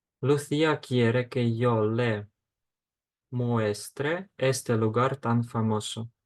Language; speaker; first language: Spanish; non-native, fluent; Ukrainian